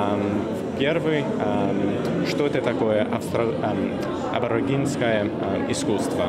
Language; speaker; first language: Russian; non-native, learner; English